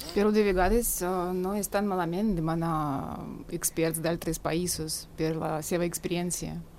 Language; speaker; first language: Catalan; non-native, fluent; Russian